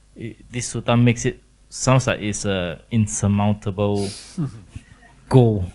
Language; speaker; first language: English; non-native, fluent; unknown